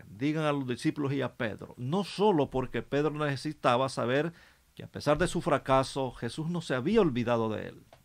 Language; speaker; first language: Spanish; native; Spanish